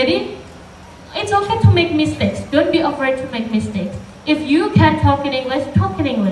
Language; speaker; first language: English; non-native, fluent; Indonesian